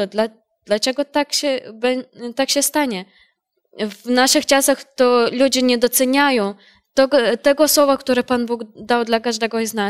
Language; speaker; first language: Polish; non-native, learner; Ukrainian